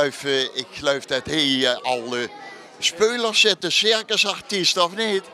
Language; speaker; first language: Dutch; native; Dutch